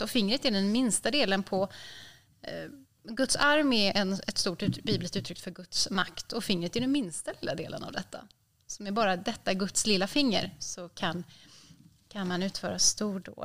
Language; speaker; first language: Swedish; native; Swedish